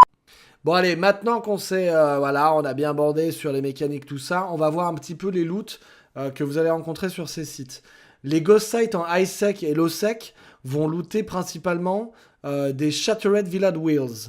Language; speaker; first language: French; native; French